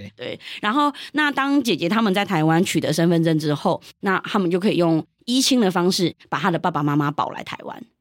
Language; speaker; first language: Chinese; early bilingual, heritage; Chinese